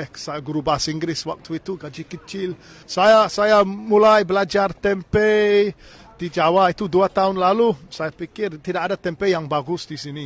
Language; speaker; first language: Indonesian; non-native, learner; English